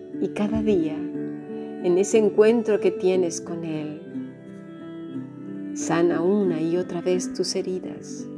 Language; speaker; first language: Spanish; native; Spanish